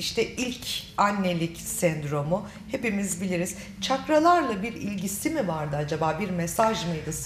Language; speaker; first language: Turkish; native; Turkish